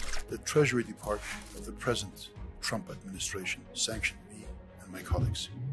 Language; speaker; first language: English; non-native, fluent; Persian